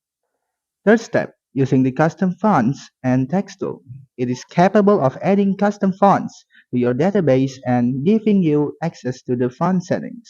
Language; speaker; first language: English; non-native, learner; Indonesian